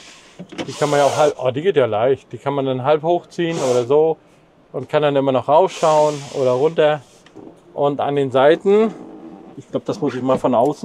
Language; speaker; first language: German; native; German